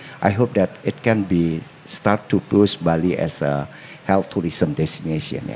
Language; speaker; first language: English; non-native, learner; Indonesian